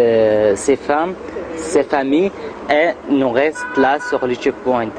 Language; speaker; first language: French; non-native, learner; Arabic